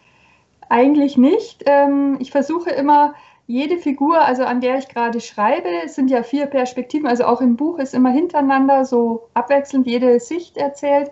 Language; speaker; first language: German; native; German